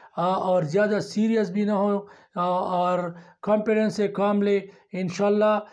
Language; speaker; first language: Urdu; non-native, local second language; Pashto